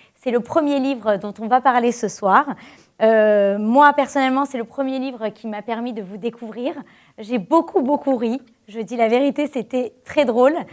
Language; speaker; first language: French; native; French